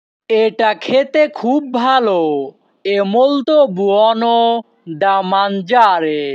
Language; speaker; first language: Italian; non-native, fluent; Bangla